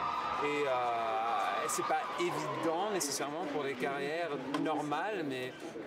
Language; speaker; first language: French; non-native, fluent; English